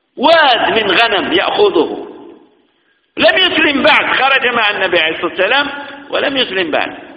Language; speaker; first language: Arabic; native; Arabic